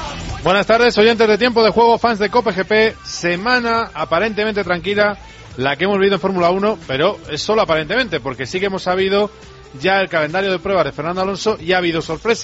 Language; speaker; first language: Spanish; native; Spanish